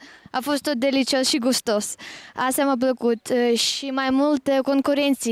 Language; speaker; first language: Romanian; early bilingual, heritage; Romanian